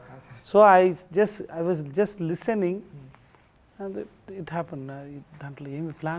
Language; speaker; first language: Telugu; non-native, learner; Tamil